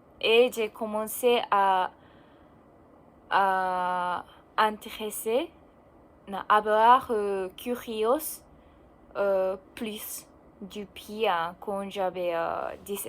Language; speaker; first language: French; non-native, learner; Japanese